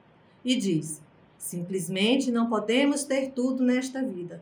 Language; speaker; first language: Portuguese; native; Portuguese